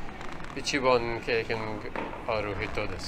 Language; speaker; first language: Japanese; non-native, learner; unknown